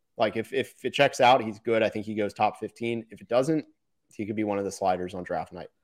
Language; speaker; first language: English; native; English